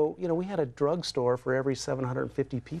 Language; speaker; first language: English; native; English